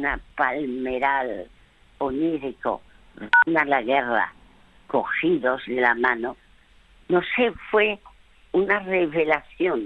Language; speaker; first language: Spanish; early bilingual, other home language; French